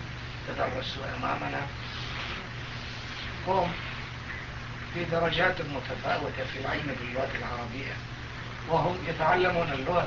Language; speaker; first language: Arabic; non-native, fluent; Turkish